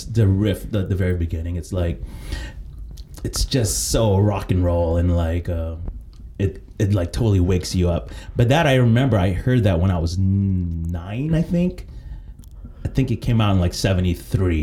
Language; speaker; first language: English; early bilingual, other home language; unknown